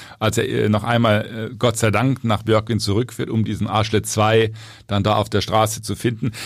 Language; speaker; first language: German; native; German